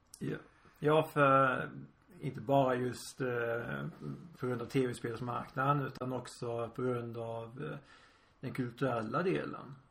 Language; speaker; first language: Swedish; native; Swedish